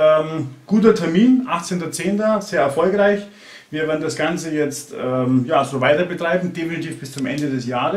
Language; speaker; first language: German; native; German